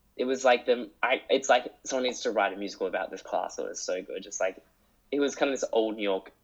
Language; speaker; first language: English; native; English